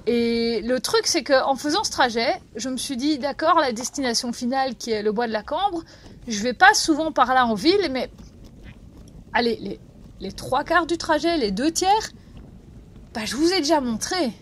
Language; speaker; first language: French; native; French